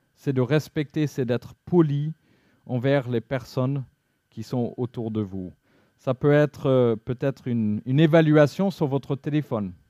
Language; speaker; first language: French; non-native, fluent; English